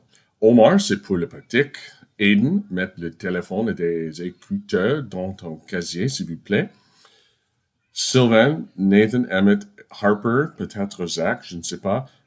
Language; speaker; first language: French; non-native, fluent; English